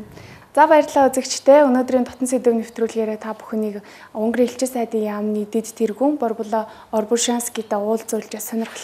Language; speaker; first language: Mongolian; native; Mongolian